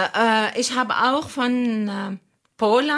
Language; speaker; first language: German; non-native, learner; Arabic